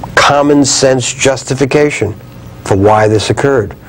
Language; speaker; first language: English; native; English